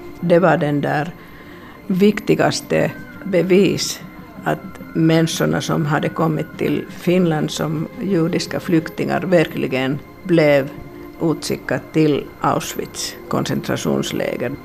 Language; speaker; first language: Swedish; non-native, local second language; Finnish